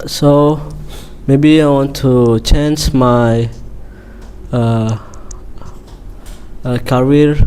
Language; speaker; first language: English; non-native, learner; Indonesian